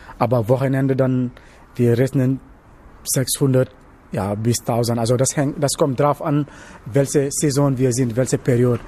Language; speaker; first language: German; non-native, learner; Wolof